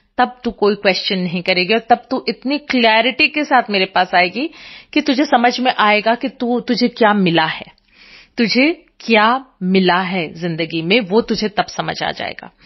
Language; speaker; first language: Hindi; non-native, local second language; Bangla